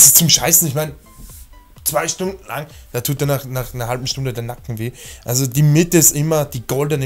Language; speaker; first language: German; native; German